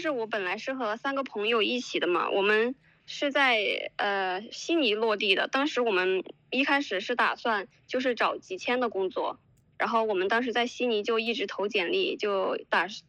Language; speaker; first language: Chinese; native; Chinese